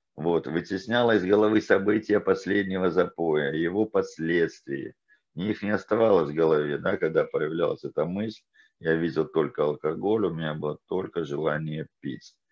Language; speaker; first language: Russian; native; Russian